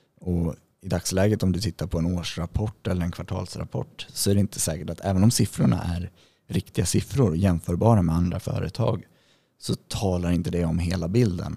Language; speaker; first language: Swedish; native; Swedish